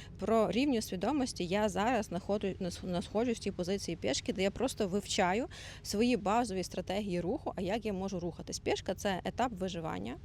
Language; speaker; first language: Ukrainian; non-native, local second language; Russian